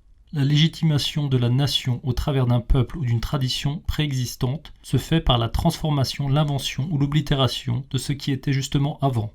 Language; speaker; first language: French; native; French